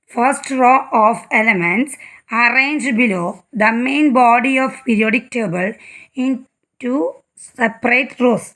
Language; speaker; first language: English; non-native, local second language; Malayalam